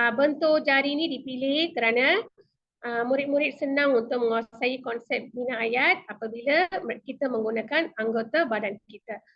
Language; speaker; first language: Malay; non-native, local second language; Tamil